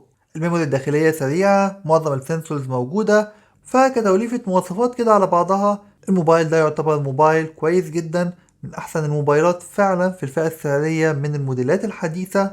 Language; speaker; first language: Arabic; native; Arabic